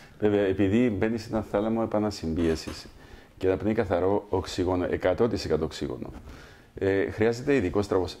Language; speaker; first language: Greek; native; Greek